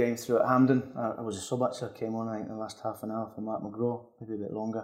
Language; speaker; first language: English; native; English